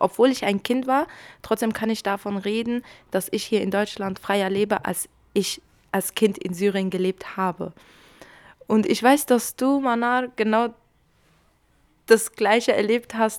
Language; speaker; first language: German; early bilingual, other home language; Kurdish